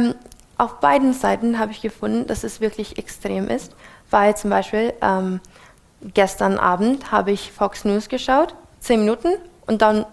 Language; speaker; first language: German; non-native, fluent; English